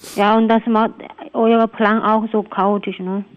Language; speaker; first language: German; non-native, learner; Chinese